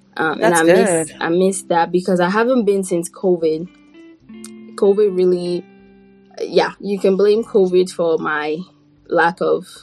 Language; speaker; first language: English; non-native, fluent; French